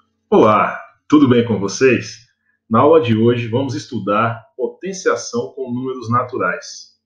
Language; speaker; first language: Portuguese; native; Portuguese